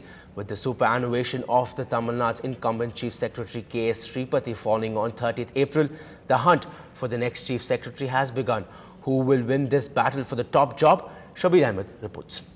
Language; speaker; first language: English; non-native, local second language; Tamil